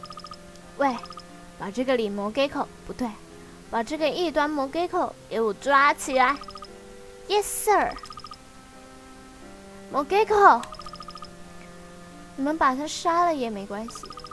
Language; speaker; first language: Chinese; native; Chinese